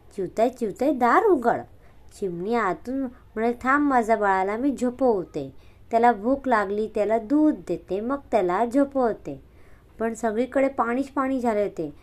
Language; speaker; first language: Marathi; non-native, local second language; Hindi